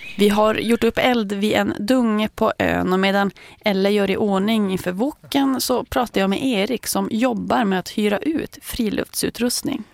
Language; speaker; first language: Swedish; native; Swedish